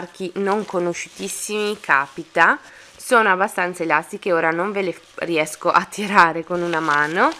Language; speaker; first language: Italian; native; Italian